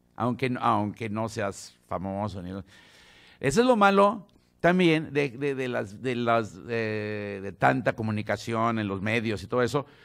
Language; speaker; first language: Spanish; native; Spanish